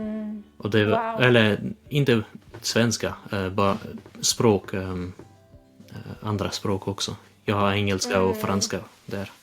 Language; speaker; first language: Swedish; early bilingual, heritage; Swedish